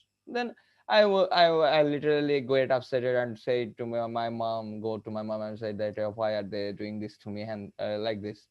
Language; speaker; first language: English; non-native, local second language; Bangla